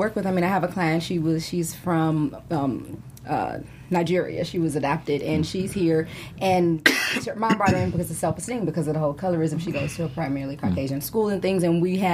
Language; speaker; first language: English; native; English